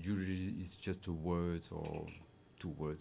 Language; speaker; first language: English; non-native, learner; French